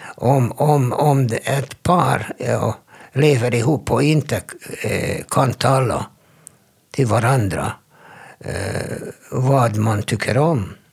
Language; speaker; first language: Swedish; non-native, fluent; Hungarian